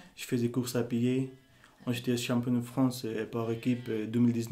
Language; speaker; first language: French; non-native, learner; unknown